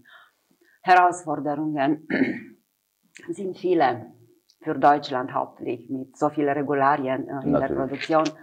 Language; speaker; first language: German; non-native, fluent; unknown